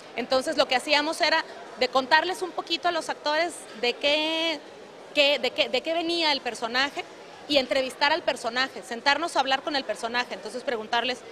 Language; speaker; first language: Spanish; native; Spanish